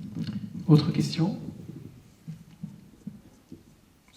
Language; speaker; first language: French; native; French